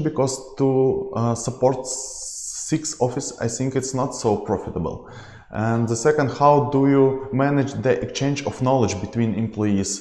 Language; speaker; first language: English; non-native, learner; Ukrainian